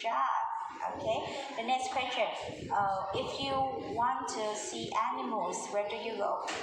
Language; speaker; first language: English; non-native, fluent; Vietnamese